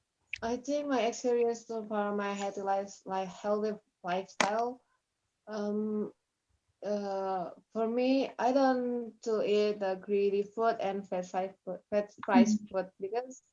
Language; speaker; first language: English; non-native, learner; Indonesian